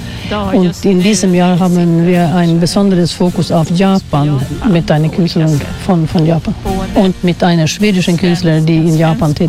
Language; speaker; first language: German; non-native, fluent; Swedish